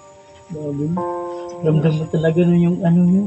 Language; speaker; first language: Filipino; non-native, local second language; Cebuano